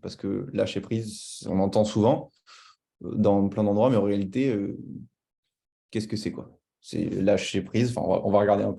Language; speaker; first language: French; native; French